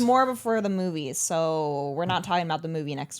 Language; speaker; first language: English; native; English